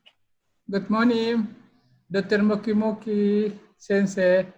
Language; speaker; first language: English; non-native, fluent; Indonesian